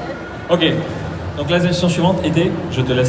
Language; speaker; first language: French; native; French